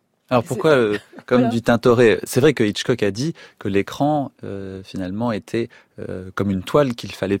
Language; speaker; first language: French; native; French